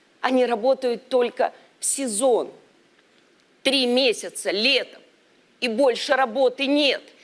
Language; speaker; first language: Russian; native; Russian